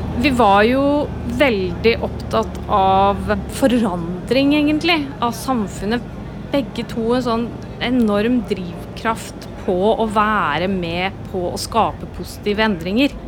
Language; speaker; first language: Norwegian; native; Norwegian